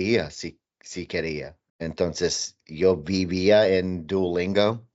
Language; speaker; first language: Spanish; non-native, learner; English